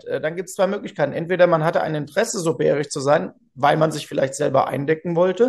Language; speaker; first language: German; native; German